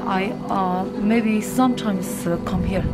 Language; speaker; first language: English; non-native, learner; Tibetan